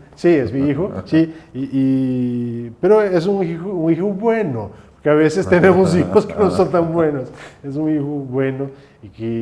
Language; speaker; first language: Spanish; non-native, fluent; Portuguese